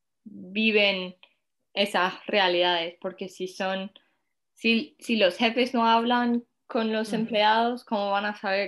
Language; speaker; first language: Spanish; early bilingual, heritage; Spanish